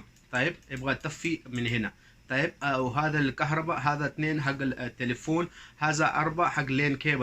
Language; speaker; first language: Arabic; non-native, learner; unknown